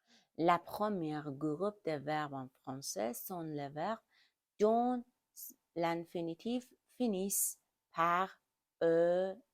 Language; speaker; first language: French; non-native, learner; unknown